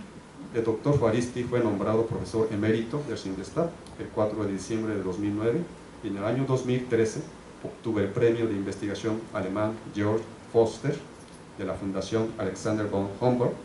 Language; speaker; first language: Spanish; native; Spanish